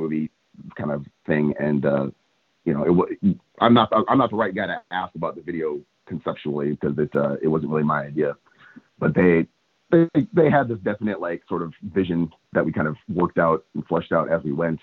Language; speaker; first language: English; native; English